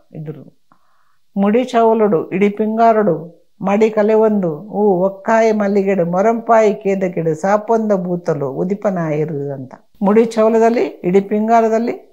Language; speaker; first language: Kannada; non-native, local second language; Tulu